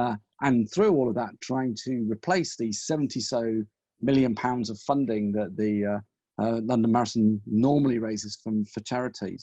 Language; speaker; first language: English; native; English